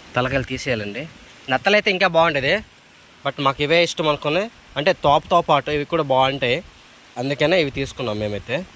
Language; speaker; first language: Telugu; non-native, local second language; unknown